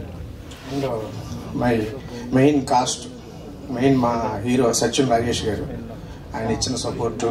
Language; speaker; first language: Telugu; native; Telugu